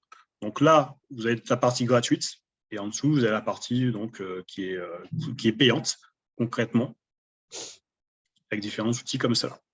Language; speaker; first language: French; native; French